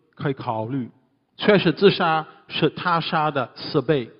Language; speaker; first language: Chinese; non-native, fluent; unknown